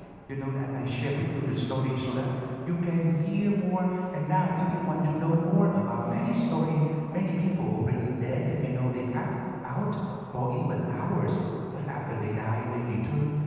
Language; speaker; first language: English; non-native, fluent; Vietnamese